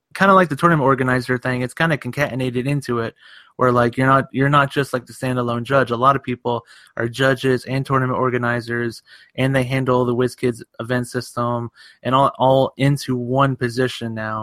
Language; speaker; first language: English; native; English